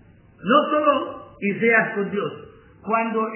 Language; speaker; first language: Spanish; non-native, learner; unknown